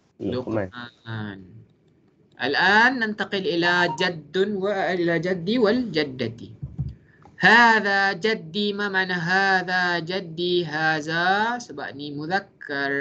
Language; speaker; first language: Arabic; non-native, fluent; Malay